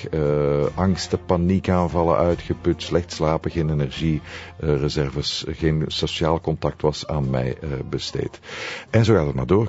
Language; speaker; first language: Dutch; native; Dutch